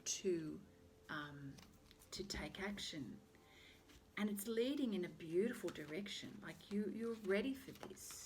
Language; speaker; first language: English; native; English